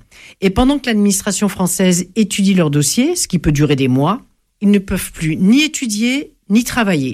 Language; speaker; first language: French; native; French